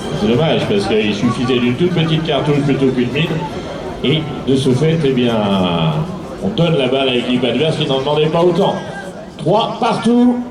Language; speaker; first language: French; native; French